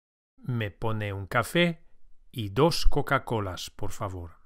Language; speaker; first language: Spanish; non-native, fluent; English